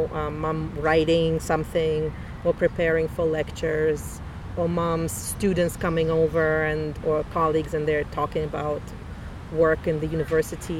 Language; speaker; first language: English; non-native, fluent; Russian